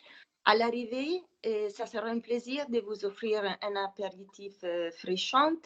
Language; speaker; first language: French; non-native, fluent; Italian